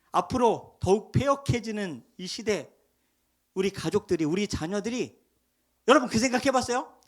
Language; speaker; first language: Korean; native; Korean